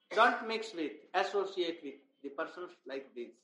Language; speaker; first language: Hindi; native; Hindi